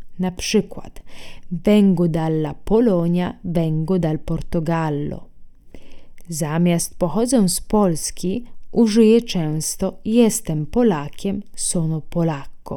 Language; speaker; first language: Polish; non-native, fluent; Italian